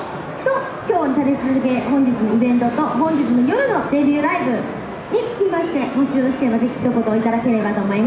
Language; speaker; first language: Japanese; non-native, fluent; Chinese